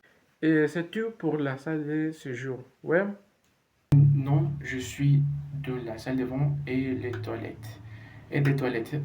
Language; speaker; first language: French; non-native, learner; Spanish